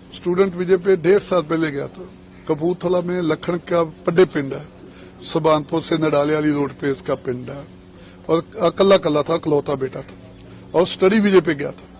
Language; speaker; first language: Hindi; non-native, local second language; Punjabi